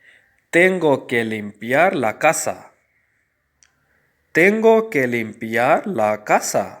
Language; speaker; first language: Spanish; non-native, fluent; Urdu